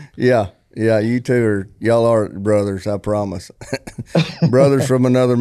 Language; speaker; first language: English; native; English